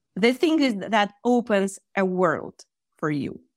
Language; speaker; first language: English; non-native, fluent; Russian